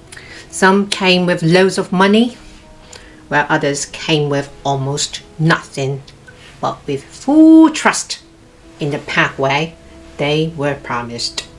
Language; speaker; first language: English; non-native, fluent; Cantonese